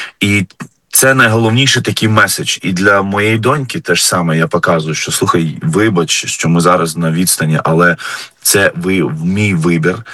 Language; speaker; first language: Ukrainian; non-native, fluent; Arabic